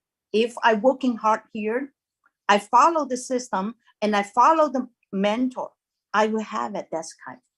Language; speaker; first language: English; non-native, learner; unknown